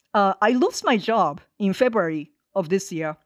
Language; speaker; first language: English; non-native, fluent; Japanese